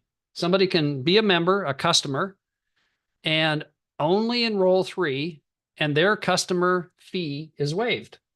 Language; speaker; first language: English; native; English